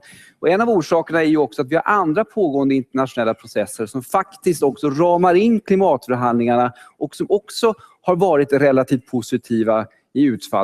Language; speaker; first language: Swedish; native; Swedish